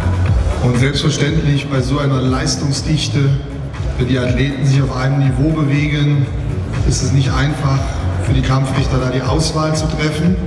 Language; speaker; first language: German; native; German